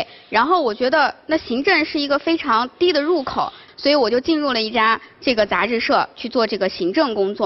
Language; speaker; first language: Chinese; native; Chinese